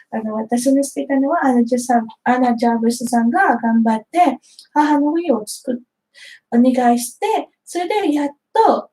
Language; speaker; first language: Japanese; non-native, fluent; Filipino